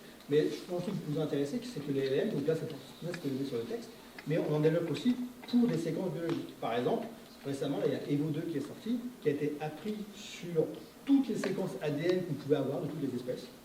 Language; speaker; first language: French; native; French